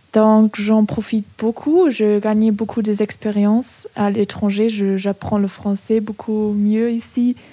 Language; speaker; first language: French; non-native, fluent; German